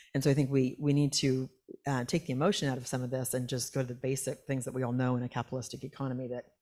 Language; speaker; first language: English; native; English